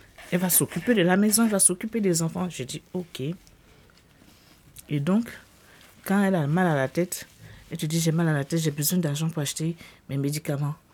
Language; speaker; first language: French; non-native, local second language; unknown